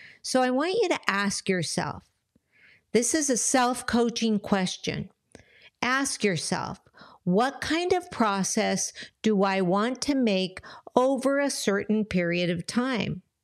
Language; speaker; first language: English; early bilingual, other home language; Spanish